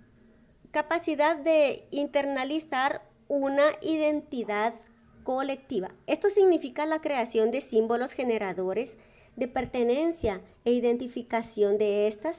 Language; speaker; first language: Spanish; native; Spanish